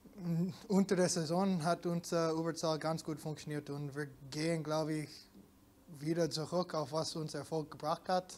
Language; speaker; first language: German; non-native, fluent; English